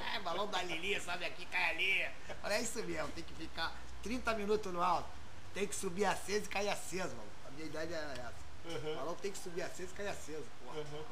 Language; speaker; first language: Portuguese; native; Portuguese